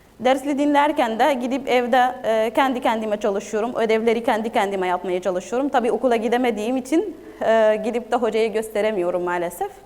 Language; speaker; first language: Turkish; non-native, fluent; Arabic